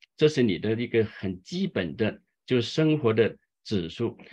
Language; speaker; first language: Chinese; native; Chinese